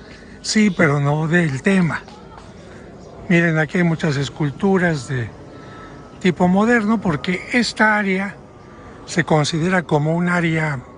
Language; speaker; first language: Spanish; native; Spanish